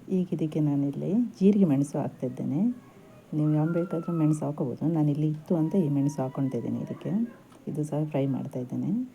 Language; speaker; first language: Kannada; non-native, local second language; Tulu